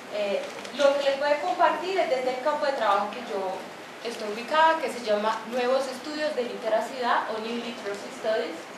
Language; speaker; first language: Spanish; non-native, fluent; Portuguese